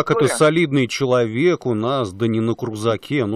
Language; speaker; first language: Russian; native; Russian